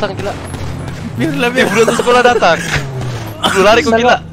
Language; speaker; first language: Malay; native; Malay